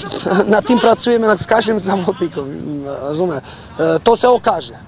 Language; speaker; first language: Polish; non-native, fluent; Albanian